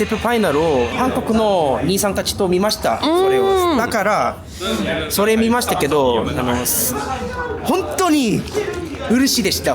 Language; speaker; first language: Japanese; non-native, learner; Korean